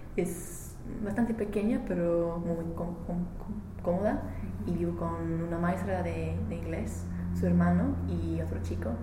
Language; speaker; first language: Spanish; non-native, learner; English